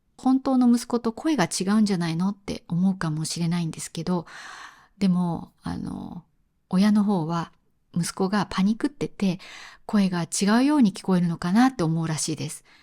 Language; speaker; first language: Japanese; native; Japanese